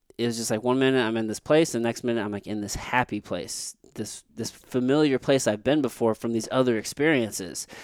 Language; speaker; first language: English; native; English